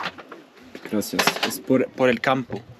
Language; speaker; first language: Spanish; non-native, learner; French